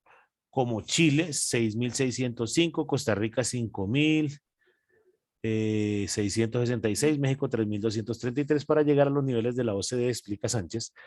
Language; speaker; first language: Spanish; native; Spanish